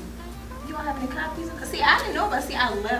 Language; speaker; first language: English; native; English